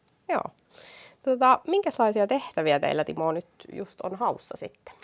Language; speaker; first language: Finnish; native; Finnish